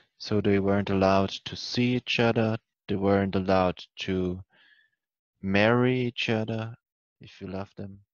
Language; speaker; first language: English; non-native, fluent; German